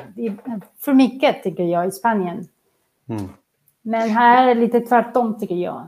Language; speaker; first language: Swedish; non-native, fluent; Spanish